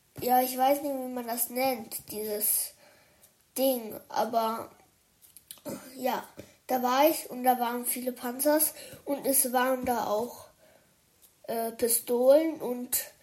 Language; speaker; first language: German; early bilingual, other home language; Chinese